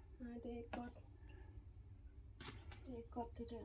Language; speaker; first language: Danish; non-native, learner; Thai